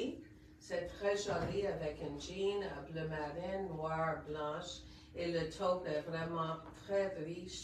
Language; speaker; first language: French; non-native, local second language; English